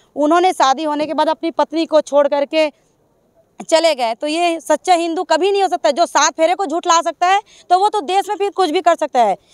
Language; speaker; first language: Hindi; native; Hindi